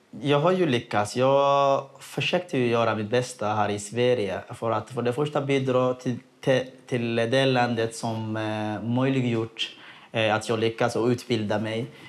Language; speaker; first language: Swedish; non-native, fluent; Somali